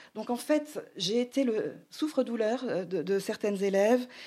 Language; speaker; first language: French; native; French